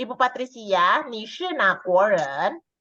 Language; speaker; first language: Chinese; non-native, fluent; Indonesian